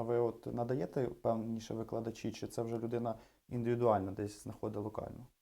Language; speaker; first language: Ukrainian; native; Ukrainian